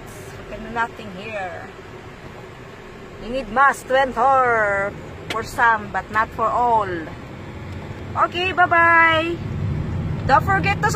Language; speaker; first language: English; non-native, local second language; Cebuano